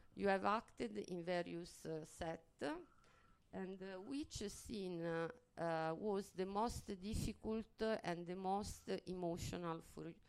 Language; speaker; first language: English; non-native, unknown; Italian